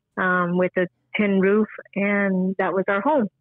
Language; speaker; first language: English; early bilingual, other home language; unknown